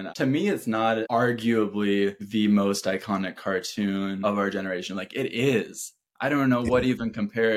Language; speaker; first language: English; native; English